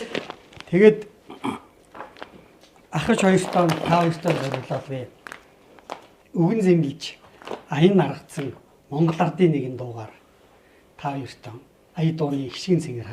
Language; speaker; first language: Mongolian; native; Mongolian